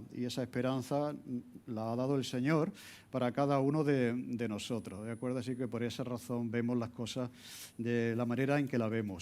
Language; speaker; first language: Spanish; native; Spanish